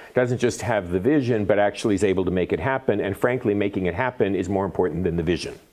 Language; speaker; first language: English; native; English